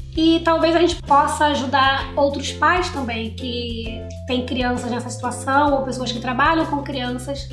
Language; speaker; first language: Portuguese; native; Portuguese